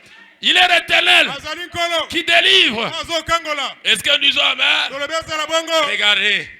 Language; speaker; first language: French; non-native, local second language; Lingala